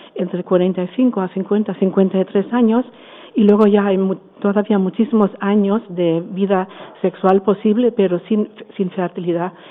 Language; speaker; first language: Spanish; non-native, fluent; German